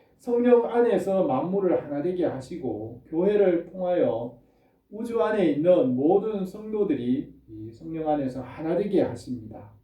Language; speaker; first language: Korean; native; Korean